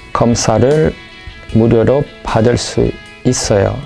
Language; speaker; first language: Korean; non-native, fluent; English